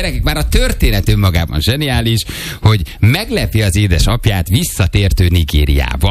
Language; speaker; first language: Hungarian; native; Hungarian